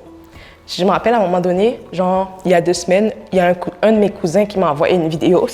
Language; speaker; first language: French; non-native, local second language; Haitian Creole